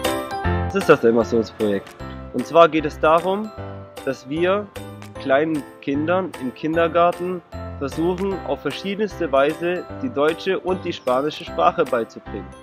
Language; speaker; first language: German; non-native, fluent; Spanish